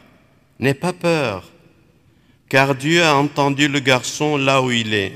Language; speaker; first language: French; non-native, local second language; Arabic